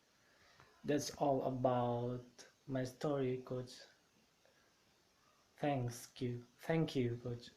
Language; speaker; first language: English; non-native, learner; Indonesian